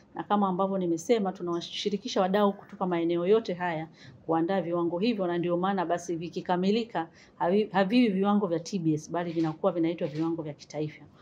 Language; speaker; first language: Swahili; native; Swahili